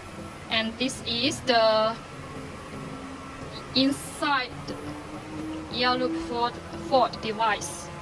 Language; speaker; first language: English; non-native, learner; Chinese